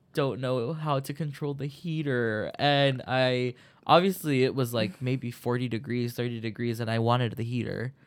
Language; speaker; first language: English; early bilingual, other home language; Spanish